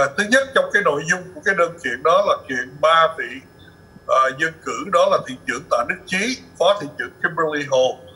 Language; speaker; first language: Vietnamese; early bilingual, other home language; English